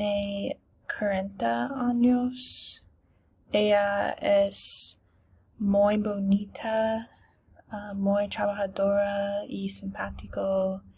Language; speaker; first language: Spanish; non-native, learner; English